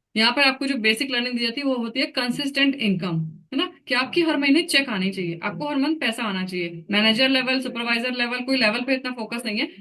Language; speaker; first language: Hindi; native; Hindi